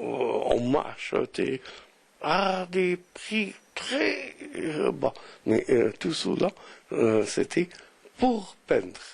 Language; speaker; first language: French; non-native, local second language; Arabic